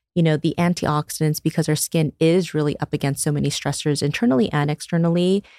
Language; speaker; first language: English; early bilingual, other home language; Korean